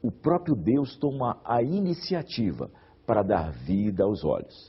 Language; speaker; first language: Portuguese; native; Portuguese